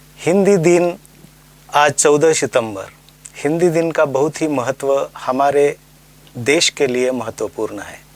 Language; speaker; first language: Hindi; non-native, local second language; Marathi